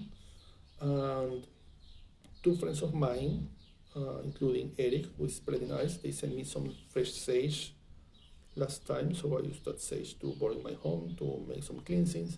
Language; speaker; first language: English; non-native, fluent; Spanish